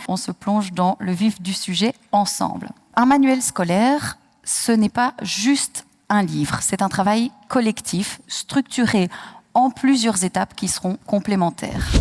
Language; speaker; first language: French; native; French